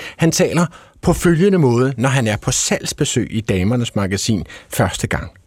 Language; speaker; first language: Danish; native; Danish